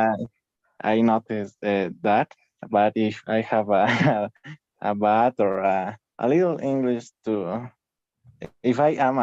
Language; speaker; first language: English; non-native, learner; Spanish